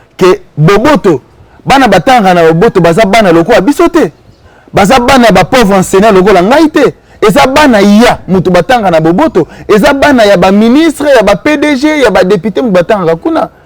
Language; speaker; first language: Lingala; non-native, local second language; Kongo